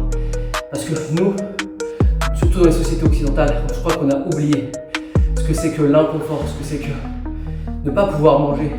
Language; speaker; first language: French; native; French